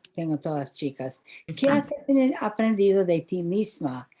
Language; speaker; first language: Spanish; non-native, fluent; English